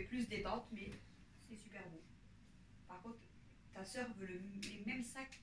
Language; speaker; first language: French; native; French